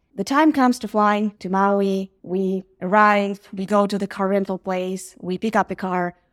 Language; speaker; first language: English; non-native, fluent; Ukrainian